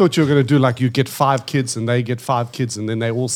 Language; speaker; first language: English; native; English